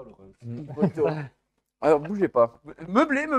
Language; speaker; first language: French; native; French